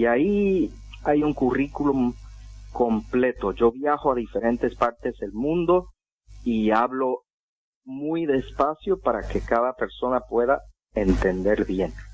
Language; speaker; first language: Spanish; non-native, fluent; English